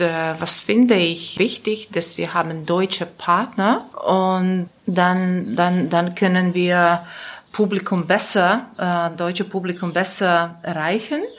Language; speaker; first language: German; non-native, learner; Latvian